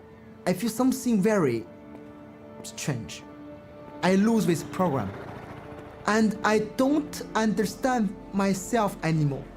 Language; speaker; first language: English; non-native, learner; Chinese